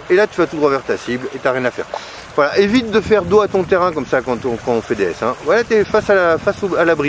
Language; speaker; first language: French; native; French